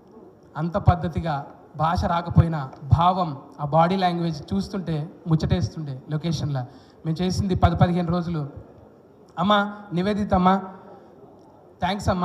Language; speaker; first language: Telugu; native; Telugu